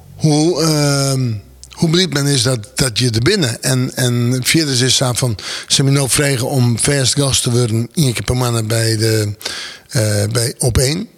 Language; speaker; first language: Dutch; non-native, local second language; Western Frisian